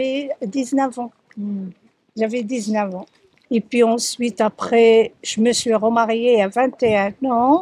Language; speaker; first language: French; early bilingual, other home language; Arabic